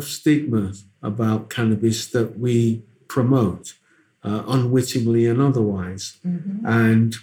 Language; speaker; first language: English; non-native, local second language; Akan